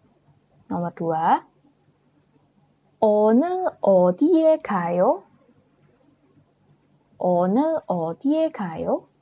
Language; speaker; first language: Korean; non-native, fluent; Indonesian